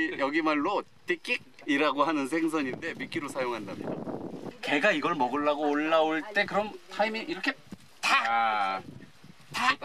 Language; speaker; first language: Korean; native; Korean